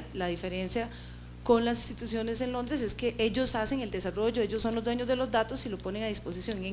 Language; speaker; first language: Spanish; native; Spanish